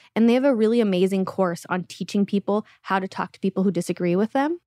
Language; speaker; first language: English; early bilingual, other home language; Russian